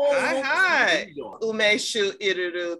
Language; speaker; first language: Japanese; non-native, learner; English